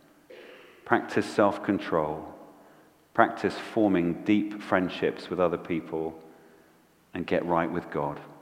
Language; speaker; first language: English; native; English